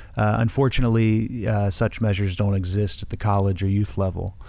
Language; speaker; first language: English; native; English